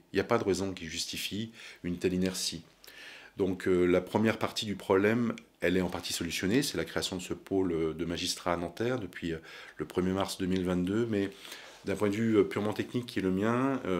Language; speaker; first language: French; native; French